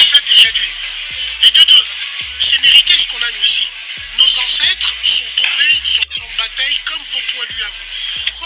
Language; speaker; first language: French; early bilingual, other home language; Arabic